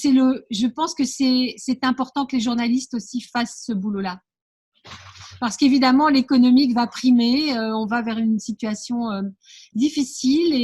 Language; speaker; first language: French; native; French